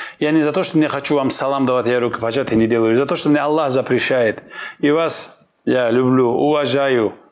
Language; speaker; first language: Russian; non-native, local second language; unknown